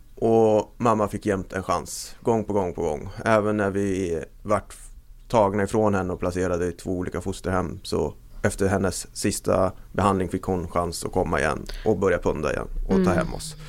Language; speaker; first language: Swedish; native; Swedish